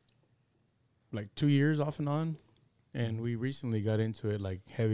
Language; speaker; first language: English; early bilingual, other home language; Spanish